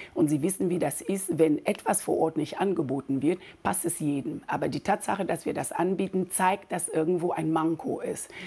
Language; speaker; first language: German; non-native, fluent; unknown